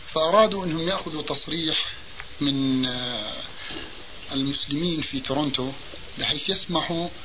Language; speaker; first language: Arabic; native; Arabic